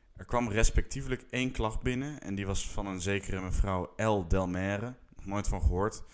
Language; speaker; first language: English; non-native, fluent; Dutch